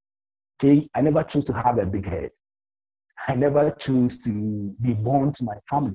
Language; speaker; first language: English; non-native, local second language; Akan